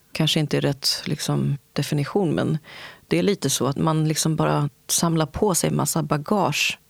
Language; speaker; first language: Swedish; early bilingual, other home language; Kurdish